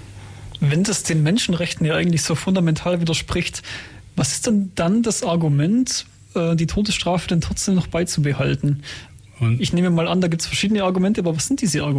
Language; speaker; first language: German; native; German